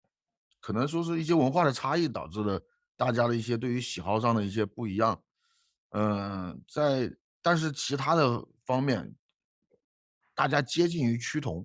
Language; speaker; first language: Chinese; native; Chinese